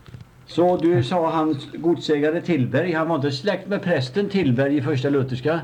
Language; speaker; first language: Swedish; native; Swedish